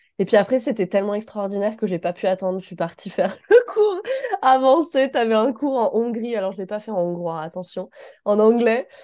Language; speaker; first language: French; native; French